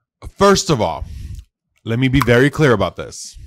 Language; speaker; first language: English; early bilingual, other home language; Spanish